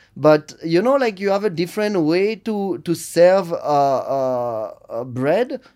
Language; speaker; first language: English; non-native, fluent; French